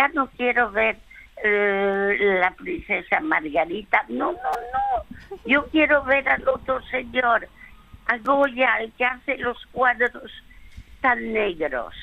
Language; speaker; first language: Spanish; early bilingual, other home language; French